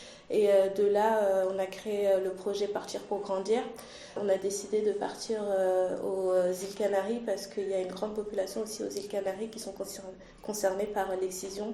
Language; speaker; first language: French; early bilingual, other home language; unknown